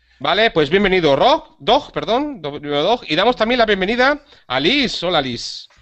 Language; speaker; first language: Spanish; native; Spanish